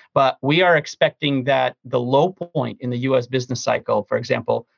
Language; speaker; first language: English; early bilingual, other home language; Russian